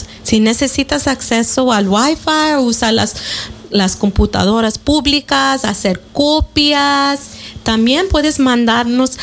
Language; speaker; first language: Spanish; early bilingual, heritage; Spanish